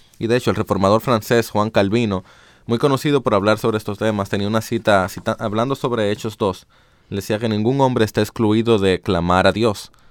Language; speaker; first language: Spanish; native; Spanish